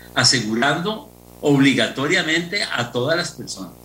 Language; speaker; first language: Spanish; native; Spanish